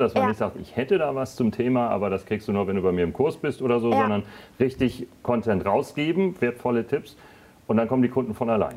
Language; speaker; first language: German; native; German